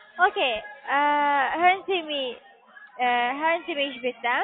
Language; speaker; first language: German; non-native, learner; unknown